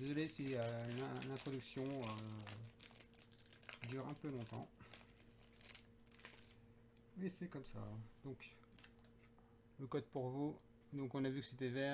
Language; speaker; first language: French; native; French